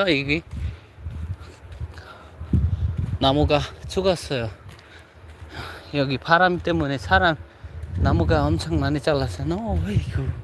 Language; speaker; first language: Korean; non-native, learner; Bangla